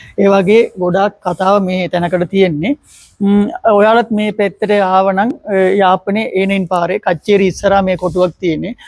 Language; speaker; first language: Sinhala; non-native, local second language; Tamil